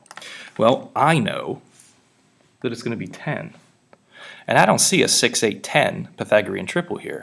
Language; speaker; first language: English; native; English